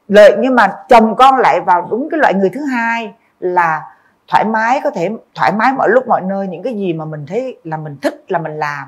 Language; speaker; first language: Vietnamese; native; Vietnamese